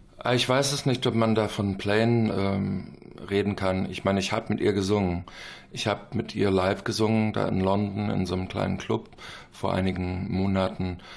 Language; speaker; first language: German; non-native, fluent; English